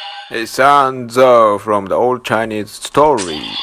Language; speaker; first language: English; non-native, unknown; Japanese